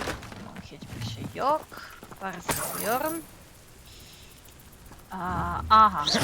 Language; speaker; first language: Turkish; non-native, learner; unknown